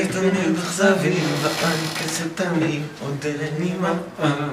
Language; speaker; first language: Hebrew; native; Hebrew